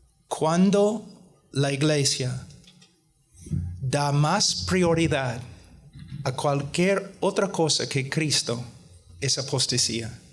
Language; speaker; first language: Spanish; non-native, fluent; English